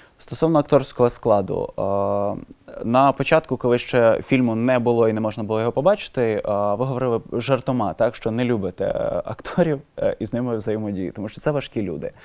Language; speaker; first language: Ukrainian; native; Ukrainian